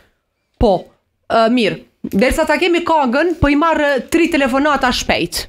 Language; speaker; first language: Albanian; native; Albanian